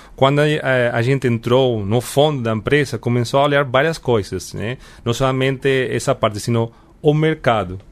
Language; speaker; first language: Portuguese; non-native, fluent; Spanish